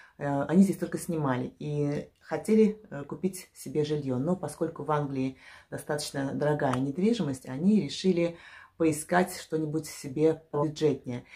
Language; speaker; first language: Russian; native; Russian